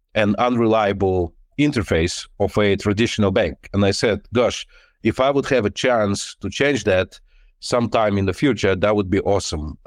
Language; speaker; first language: English; non-native, fluent; Lithuanian